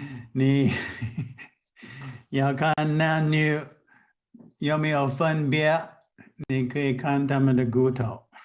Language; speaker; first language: Chinese; non-native, fluent; English